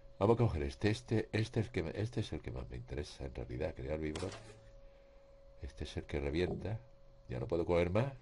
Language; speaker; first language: Spanish; native; Spanish